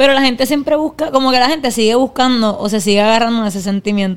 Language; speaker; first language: Spanish; native; Spanish